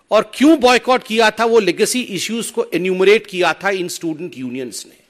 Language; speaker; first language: Hindi; non-native, local second language; Odia